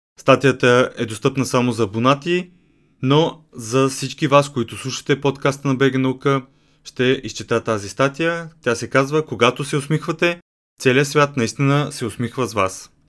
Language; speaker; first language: Bulgarian; native; Bulgarian